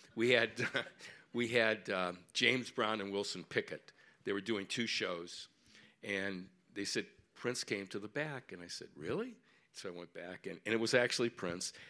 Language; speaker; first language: English; native; English